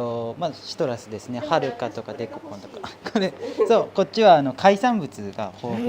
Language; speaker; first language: Japanese; native; Japanese